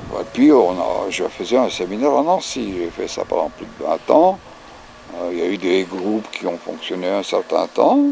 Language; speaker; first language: French; non-native, fluent; Bulgarian